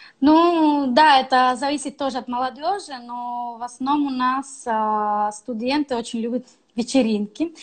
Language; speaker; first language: Russian; non-native, fluent; Spanish